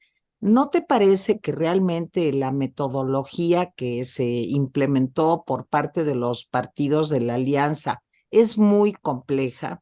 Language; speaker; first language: Spanish; native; Spanish